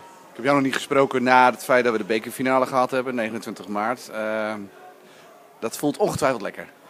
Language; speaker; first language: Dutch; native; Dutch